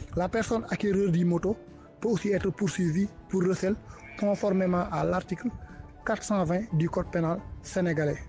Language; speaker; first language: French; non-native, local second language; Wolof